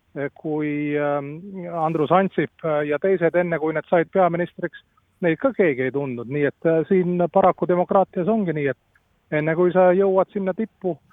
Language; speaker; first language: Estonian; non-native, fluent; Latvian